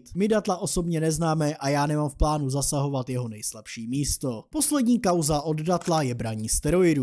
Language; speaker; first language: Czech; native; Czech